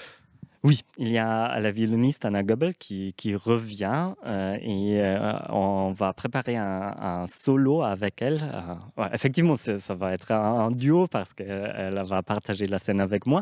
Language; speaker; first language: French; non-native, fluent; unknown